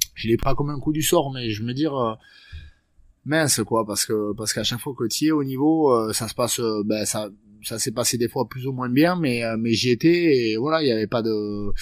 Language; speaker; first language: French; native; French